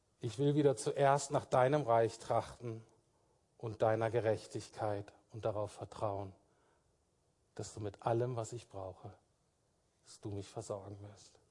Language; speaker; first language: German; native; German